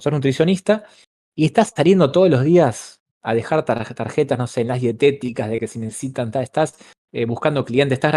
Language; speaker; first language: Spanish; native; Spanish